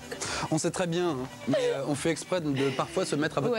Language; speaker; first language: French; native; French